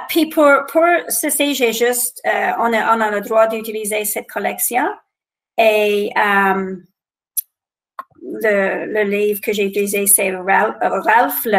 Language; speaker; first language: French; non-native, fluent; English